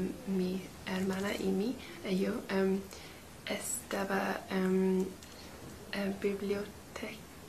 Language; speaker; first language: Spanish; non-native, learner; English